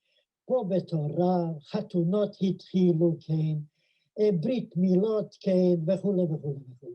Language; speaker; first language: Hebrew; non-native, fluent; Yiddish